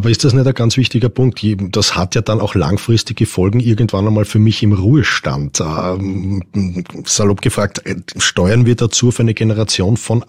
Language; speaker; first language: German; native; German